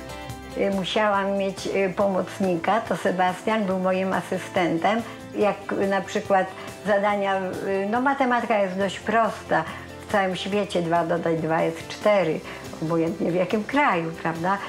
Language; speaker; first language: Polish; native; Polish